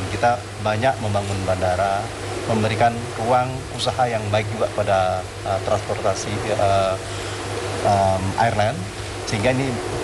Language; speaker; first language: Indonesian; native; Indonesian